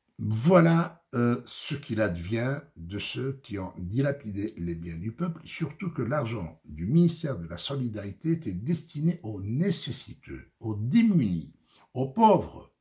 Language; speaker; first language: French; non-native, local second language; Arabic